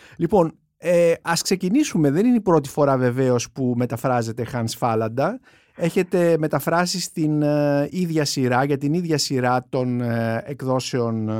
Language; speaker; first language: Greek; native; Greek